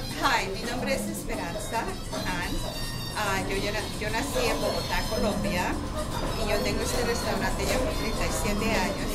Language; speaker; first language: Spanish; early bilingual, other home language; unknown